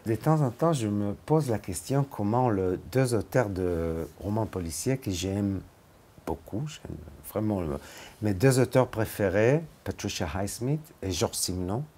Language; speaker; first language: French; non-native, fluent; Hebrew